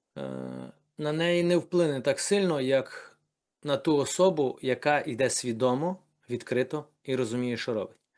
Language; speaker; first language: Ukrainian; native; Ukrainian